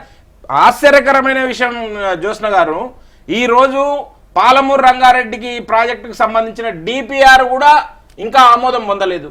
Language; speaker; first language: Telugu; native; Telugu